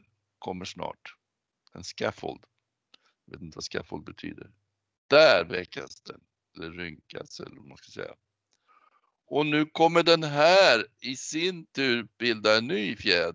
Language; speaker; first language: Swedish; native; Swedish